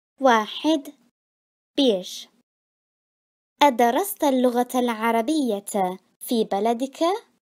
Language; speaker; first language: Arabic; non-native, fluent; Turkish